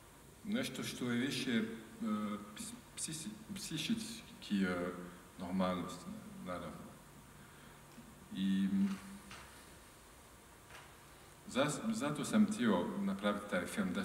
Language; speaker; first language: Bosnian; non-native, learner; French